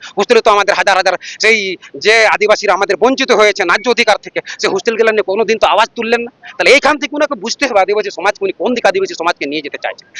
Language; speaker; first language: Bangla; non-native, local second language; Santali